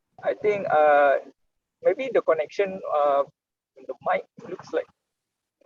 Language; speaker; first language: English; non-native, local second language; Malay